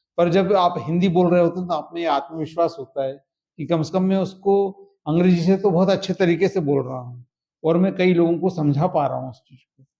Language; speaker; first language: Hindi; native; Hindi